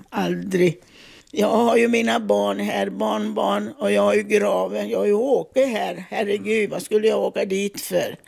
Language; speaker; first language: Swedish; non-native, fluent; Italian